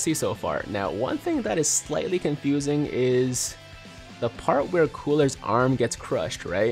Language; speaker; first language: English; native; English